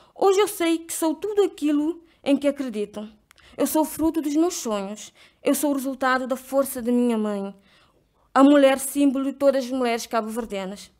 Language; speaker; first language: Portuguese; non-native, local second language; Kabuverdianu